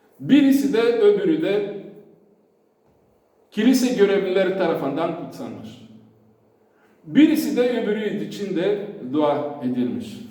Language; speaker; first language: Turkish; non-native, fluent; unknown